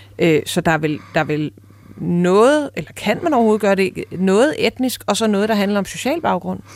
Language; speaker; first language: Danish; native; Danish